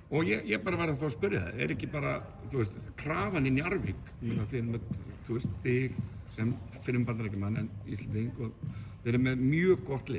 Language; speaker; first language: Icelandic; native; Icelandic